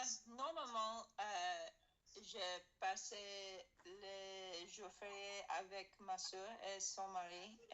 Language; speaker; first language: French; non-native, learner; English